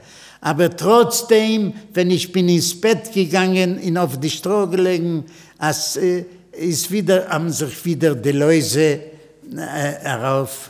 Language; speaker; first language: German; non-native, fluent; Yiddish